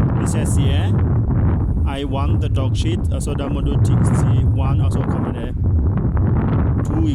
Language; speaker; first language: Norwegian; non-native, fluent; S'gaw Karen